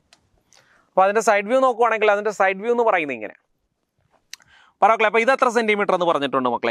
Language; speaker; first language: Malayalam; native; Malayalam